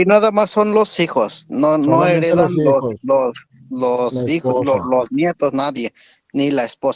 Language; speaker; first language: Spanish; native; Spanish